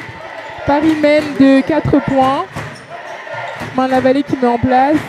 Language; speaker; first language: French; native; French